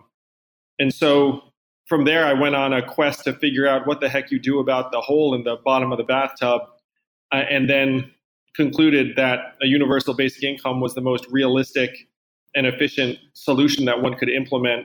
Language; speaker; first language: English; native; English